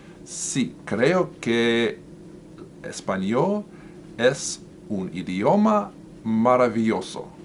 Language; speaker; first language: Spanish; non-native, learner; English